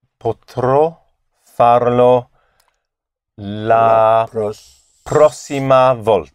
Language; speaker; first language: Italian; non-native, learner; English